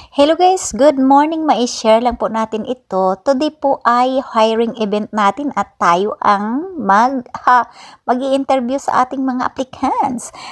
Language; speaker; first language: Filipino; non-native, local second language; Cebuano